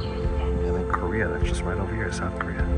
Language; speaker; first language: English; native; English